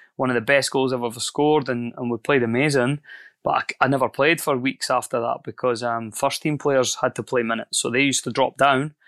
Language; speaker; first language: English; native; English